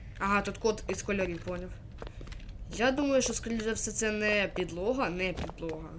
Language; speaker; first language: Ukrainian; non-native, local second language; Russian